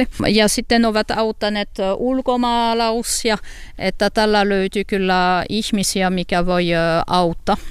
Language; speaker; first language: Finnish; non-native, learner; French